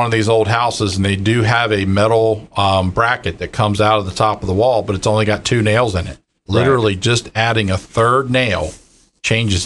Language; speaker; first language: English; native; English